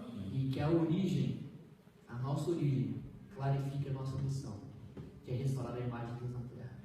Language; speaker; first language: Portuguese; native; Portuguese